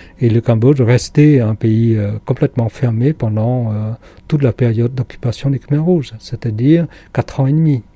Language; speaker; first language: French; non-native, fluent; Khmer